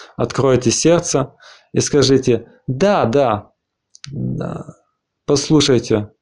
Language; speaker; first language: Russian; non-native, fluent; Spanish